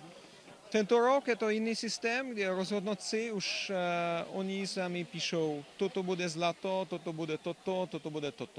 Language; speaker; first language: Czech; non-native, learner; Russian